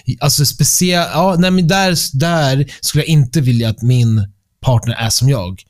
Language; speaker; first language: Swedish; early bilingual, other home language; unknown